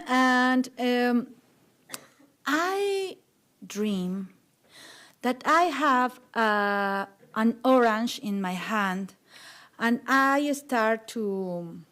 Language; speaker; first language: English; non-native, learner; Spanish